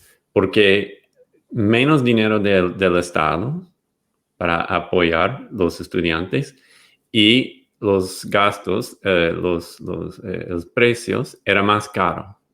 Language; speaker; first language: Spanish; non-native, fluent; English